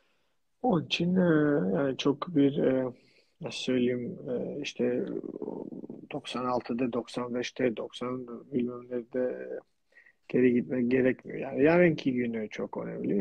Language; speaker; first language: Turkish; non-native, fluent; Georgian